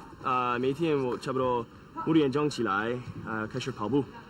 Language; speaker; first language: Chinese; non-native, learner; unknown